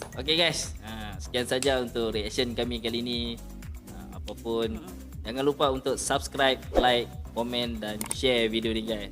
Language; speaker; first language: Malay; native; Malay